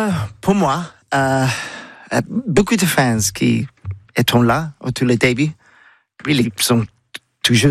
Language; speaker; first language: French; non-native, learner; English